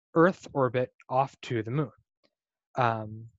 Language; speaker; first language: English; native; English